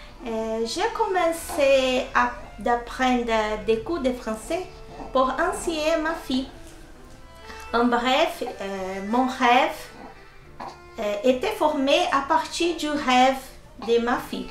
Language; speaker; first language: French; non-native, learner; Portuguese